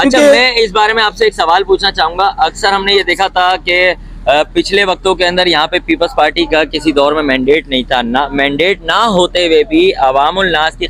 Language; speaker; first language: Urdu; native; Urdu